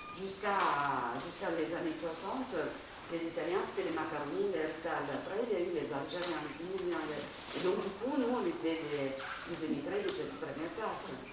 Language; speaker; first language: French; non-native, fluent; Italian